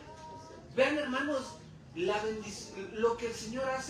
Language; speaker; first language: Spanish; native; Spanish